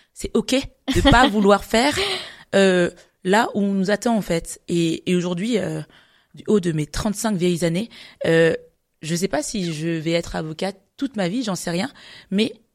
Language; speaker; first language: French; native; French